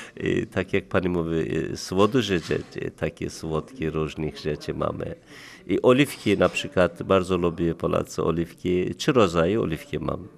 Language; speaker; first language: Polish; non-native, learner; Turkish